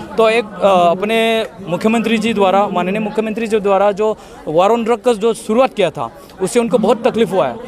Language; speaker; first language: Hindi; non-native, local second language; Manipuri